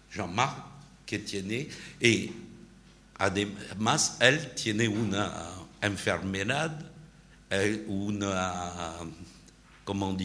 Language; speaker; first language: Spanish; non-native, learner; French